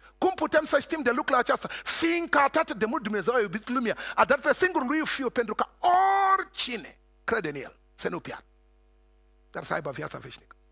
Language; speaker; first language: Romanian; non-native, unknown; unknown